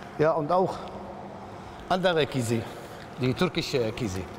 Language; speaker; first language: German; non-native, learner; Arabic